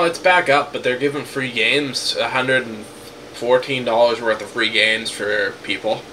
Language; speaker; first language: English; native; English